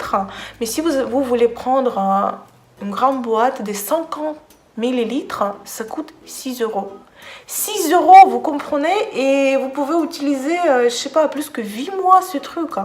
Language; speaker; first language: French; non-native, fluent; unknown